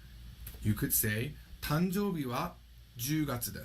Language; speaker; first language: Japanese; non-native, fluent; English